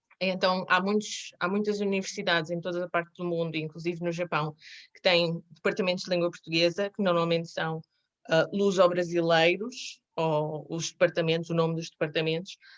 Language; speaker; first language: Portuguese; native; Portuguese